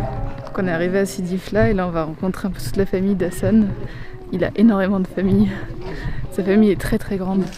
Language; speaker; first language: French; native; French